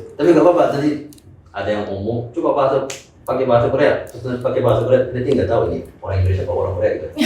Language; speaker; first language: Indonesian; non-native, fluent; Korean